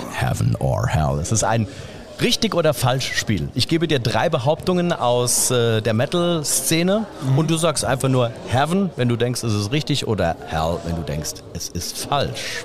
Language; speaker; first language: German; native; German